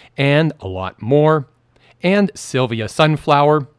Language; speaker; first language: English; native; English